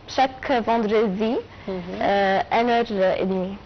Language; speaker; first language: French; non-native, learner; Arabic